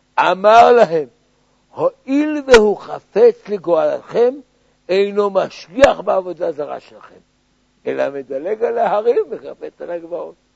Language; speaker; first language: Hebrew; native; Hebrew